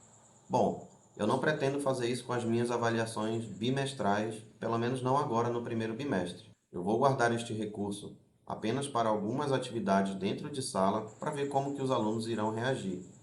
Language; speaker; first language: Portuguese; native; Portuguese